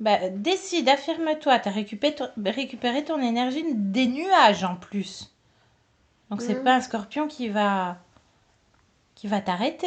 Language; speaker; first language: French; native; French